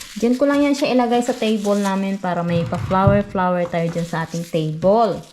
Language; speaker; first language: Filipino; non-native, local second language; Hiligaynon